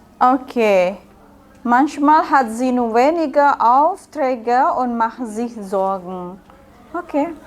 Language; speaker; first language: German; non-native, learner; Indonesian